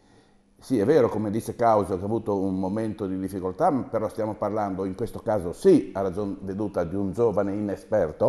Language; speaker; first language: Italian; native; Italian